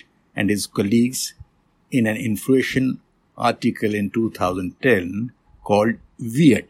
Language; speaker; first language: English; non-native, local second language; Hindi